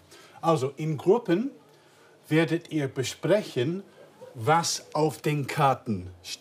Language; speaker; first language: German; non-native, fluent; English